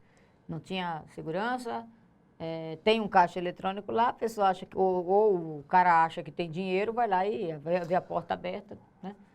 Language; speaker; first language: Portuguese; native; Portuguese